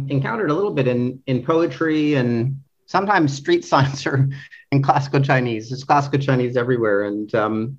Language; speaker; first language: English; native; English